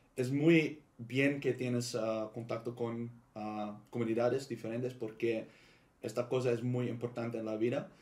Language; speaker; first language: Spanish; non-native, learner; Dutch